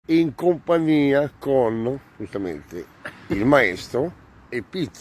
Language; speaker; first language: Italian; native; Italian